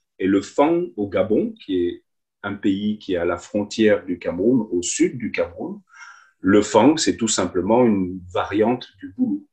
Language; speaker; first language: French; native; French